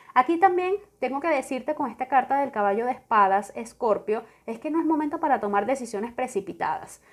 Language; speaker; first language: Spanish; native; Spanish